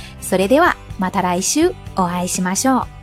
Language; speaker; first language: Japanese; non-native, fluent; Chinese